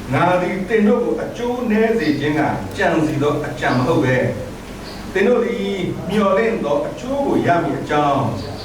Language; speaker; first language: Burmese; non-native, local second language; S'gaw Karen